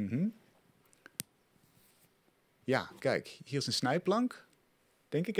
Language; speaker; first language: Dutch; native; Dutch